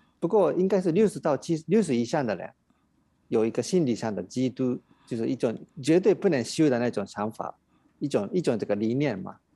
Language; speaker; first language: Chinese; non-native, fluent; Japanese